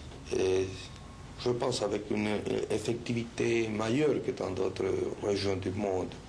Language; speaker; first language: French; non-native, fluent; Spanish